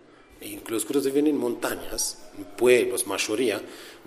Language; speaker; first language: Spanish; non-native, learner; Kurdish